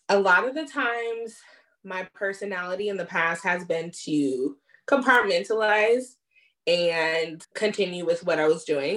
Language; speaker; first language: English; native; English